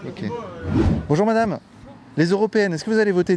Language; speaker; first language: French; native; French